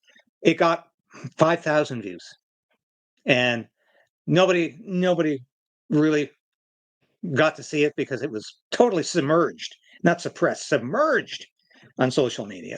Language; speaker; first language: English; native; English